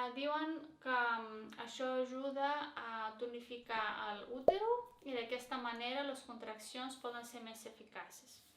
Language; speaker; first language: Catalan; non-native, fluent; Greek